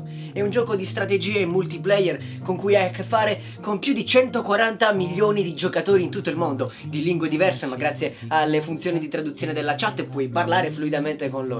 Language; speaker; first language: Italian; native; Italian